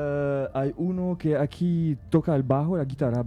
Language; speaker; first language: Spanish; non-native, fluent; French